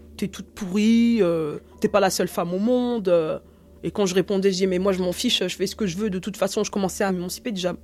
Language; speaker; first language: French; native; French